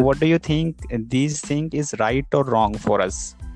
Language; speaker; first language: English; non-native, learner; Hindi